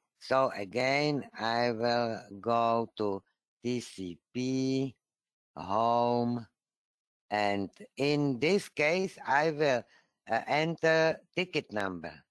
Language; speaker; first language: English; non-native, fluent; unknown